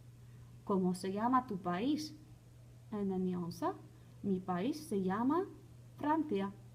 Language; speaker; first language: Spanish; non-native, fluent; French